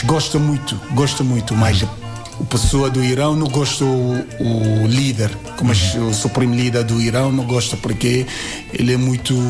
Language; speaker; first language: Portuguese; non-native, learner; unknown